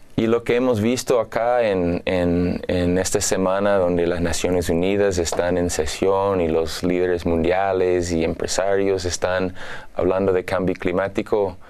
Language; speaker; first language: Spanish; non-native, fluent; English